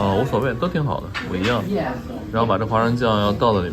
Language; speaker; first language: Chinese; native; Chinese